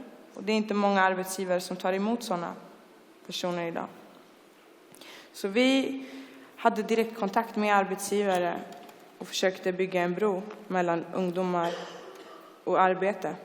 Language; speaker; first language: Swedish; early bilingual, other home language; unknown